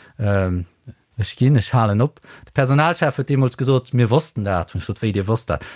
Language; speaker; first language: Luxembourgish; native; Luxembourgish